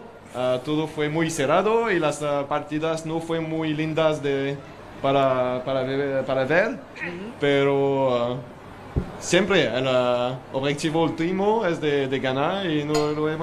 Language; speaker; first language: Spanish; non-native, learner; French